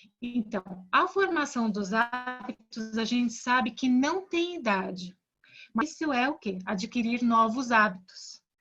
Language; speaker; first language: Portuguese; native; Portuguese